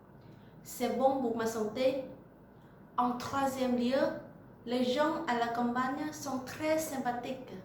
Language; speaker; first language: French; non-native, learner; Vietnamese